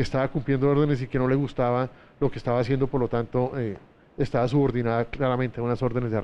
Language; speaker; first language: Spanish; native; Spanish